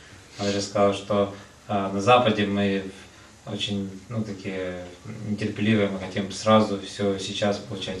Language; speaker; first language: Russian; native; Russian